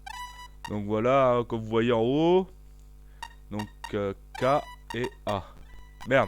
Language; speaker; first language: French; native; French